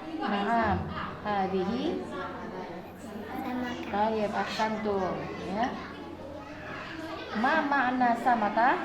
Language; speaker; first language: Arabic; non-native, learner; Indonesian